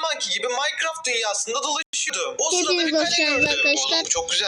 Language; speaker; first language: Turkish; native; Turkish